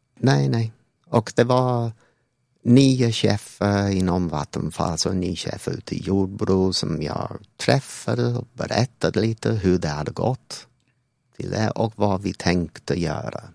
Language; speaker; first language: Swedish; non-native, fluent; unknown